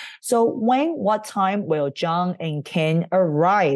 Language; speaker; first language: English; non-native, fluent; Chinese